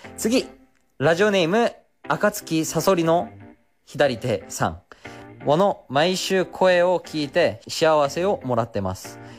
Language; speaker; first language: Japanese; non-native, fluent; Korean